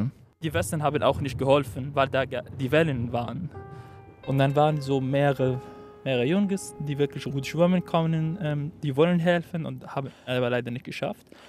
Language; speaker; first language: German; non-native, learner; Arabic